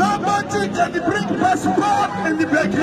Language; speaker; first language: English; non-native, learner; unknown